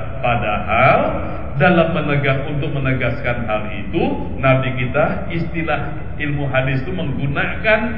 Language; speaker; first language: Indonesian; native; Indonesian